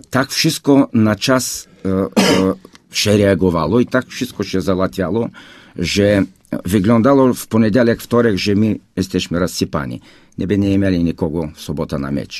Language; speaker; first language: Polish; non-native, fluent; Bulgarian